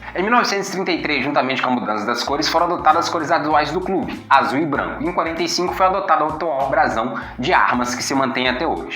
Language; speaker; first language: Portuguese; native; Portuguese